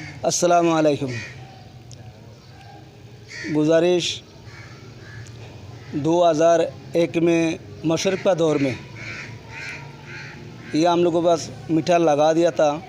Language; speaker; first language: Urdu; non-native, local second language; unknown